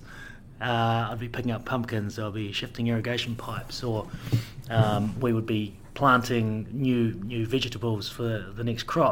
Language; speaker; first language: English; native; English